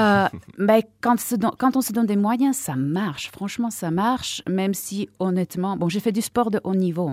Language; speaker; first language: French; non-native, fluent; Czech